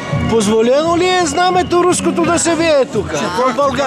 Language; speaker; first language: Bulgarian; non-native, fluent; Russian